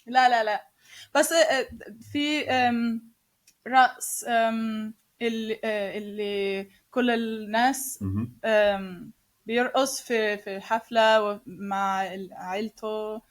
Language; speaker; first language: Arabic; non-native, learner; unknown